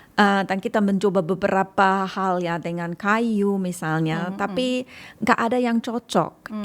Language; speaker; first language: Indonesian; non-native, fluent; German